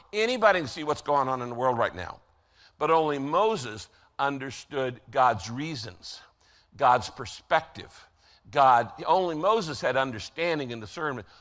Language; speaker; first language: English; native; English